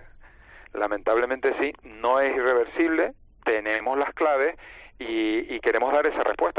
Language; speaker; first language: Spanish; native; Spanish